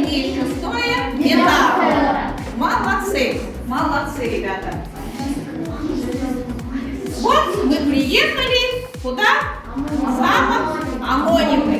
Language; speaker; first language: Russian; non-native, local second language; Kazakh